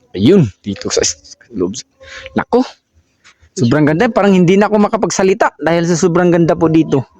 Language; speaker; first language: Filipino; non-native, local second language; Cebuano